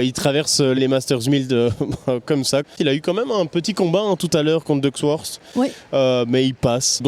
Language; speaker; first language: French; native; French